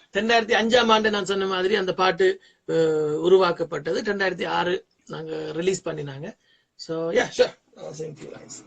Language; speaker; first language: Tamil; early bilingual, heritage; Tamil